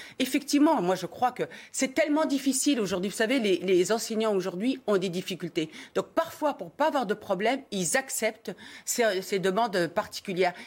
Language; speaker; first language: French; early bilingual, other home language; Arabic